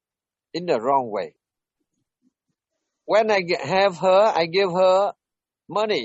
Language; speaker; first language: English; non-native, learner; Vietnamese